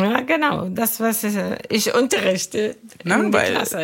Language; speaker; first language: German; non-native, learner; Arabic